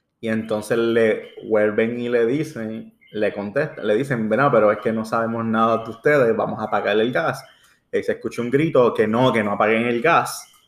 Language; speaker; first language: Spanish; early bilingual, heritage; Spanish